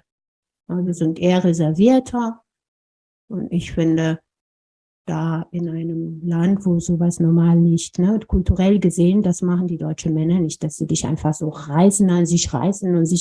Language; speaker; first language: German; non-native, fluent; Amharic